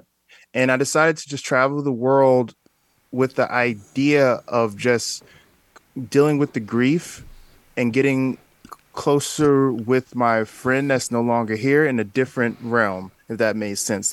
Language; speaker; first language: English; native; English